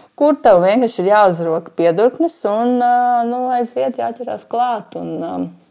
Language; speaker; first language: Latvian; native; Latvian